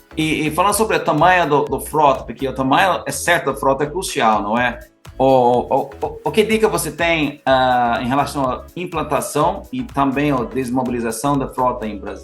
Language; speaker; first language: Portuguese; non-native, learner; English